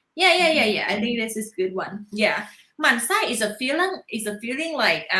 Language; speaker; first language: English; non-native, learner; Thai